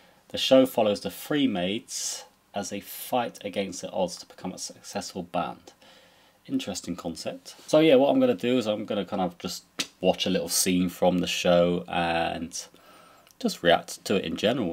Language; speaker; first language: English; native; English